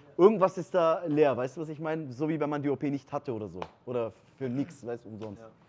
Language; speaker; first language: German; early bilingual, other home language; Turkish